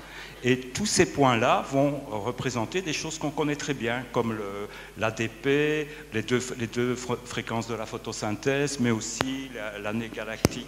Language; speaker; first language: French; native; French